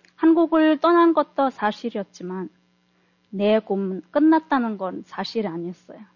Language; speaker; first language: Korean; non-native, fluent; Turkmen